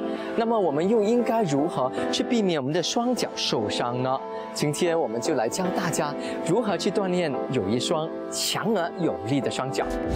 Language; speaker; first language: Chinese; native; Chinese